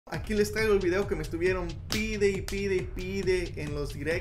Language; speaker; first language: Spanish; native; Spanish